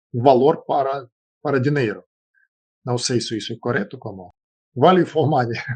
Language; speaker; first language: Portuguese; non-native, fluent; Russian